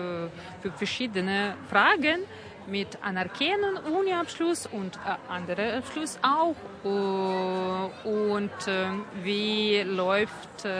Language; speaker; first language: German; non-native, fluent; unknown